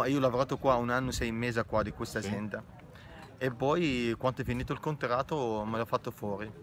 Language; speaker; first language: Italian; non-native, learner; Arabic